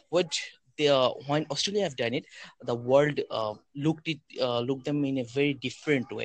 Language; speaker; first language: English; non-native, local second language; Bangla